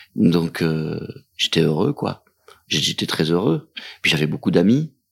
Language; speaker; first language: French; native; French